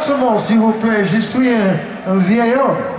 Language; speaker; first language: French; non-native, learner; English